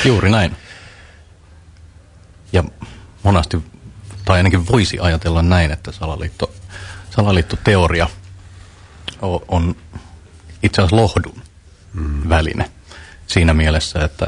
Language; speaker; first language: Finnish; native; Finnish